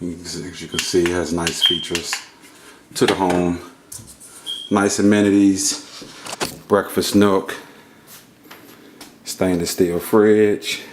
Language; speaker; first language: English; native; English